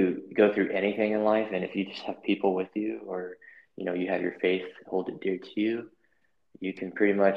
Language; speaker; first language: English; native; English